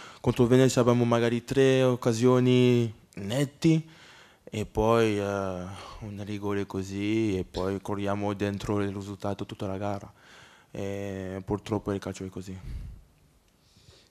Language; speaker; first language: Italian; non-native, learner; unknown